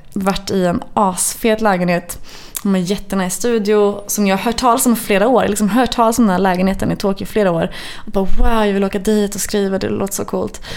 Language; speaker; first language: Swedish; native; Swedish